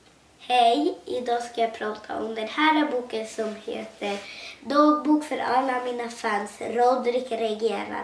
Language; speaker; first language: Swedish; non-native, local second language; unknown